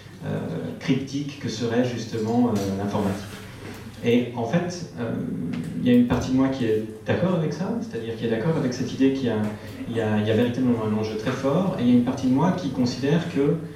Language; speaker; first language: French; native; French